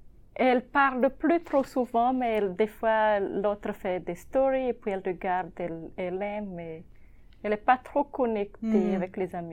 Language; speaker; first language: French; non-native, local second language; Malagasy